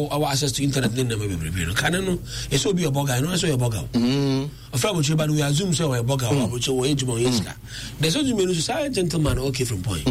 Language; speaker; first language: English; non-native, local second language; Akan